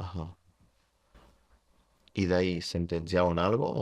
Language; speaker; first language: Spanish; early bilingual, heritage; Spanish